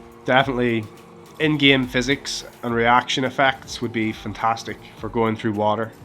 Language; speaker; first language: English; native; English